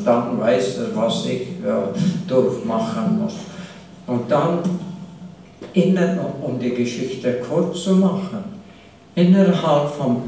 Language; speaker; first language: German; non-native, fluent; English